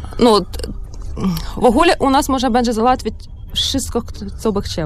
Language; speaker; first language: Polish; non-native, learner; Ukrainian